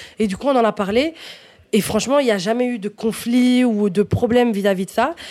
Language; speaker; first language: French; non-native, fluent; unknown